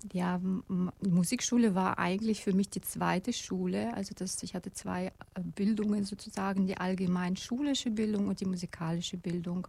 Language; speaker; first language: German; non-native, fluent; Russian